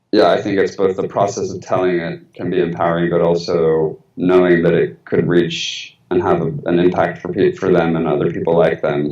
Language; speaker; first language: English; early bilingual, other home language; Spanish